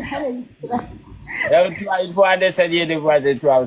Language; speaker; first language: French; non-native, local second language; Bambara